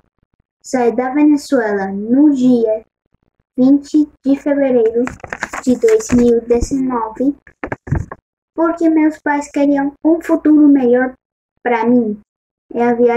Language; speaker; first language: Portuguese; early bilingual, other home language; Spanish